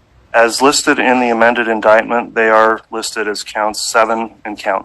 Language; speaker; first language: English; native; English